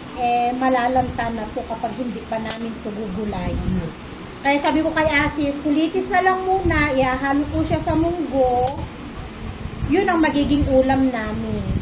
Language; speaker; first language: Filipino; native; Filipino